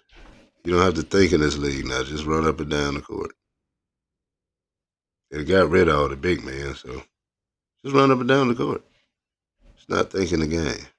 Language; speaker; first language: English; native; English